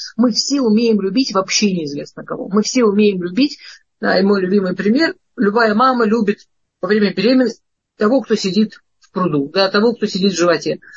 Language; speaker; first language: Russian; early bilingual, heritage; Russian